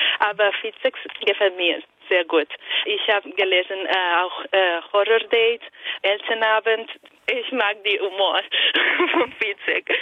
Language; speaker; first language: German; non-native, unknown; Italian